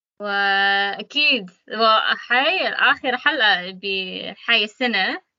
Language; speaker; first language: Arabic; non-native, learner; English